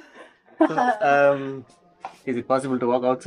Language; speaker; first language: English; non-native, local second language; Tamil